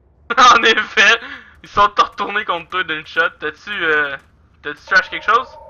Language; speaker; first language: French; native; French